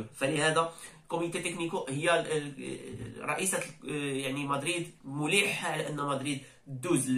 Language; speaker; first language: Arabic; native; Arabic